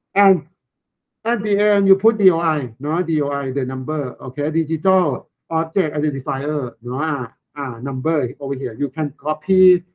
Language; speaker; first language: English; non-native, fluent; Thai